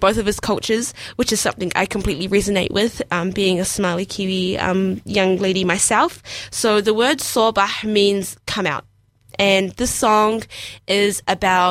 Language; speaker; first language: English; non-native, local second language; Somali